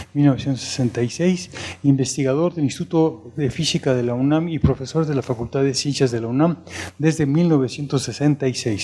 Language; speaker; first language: Spanish; native; Spanish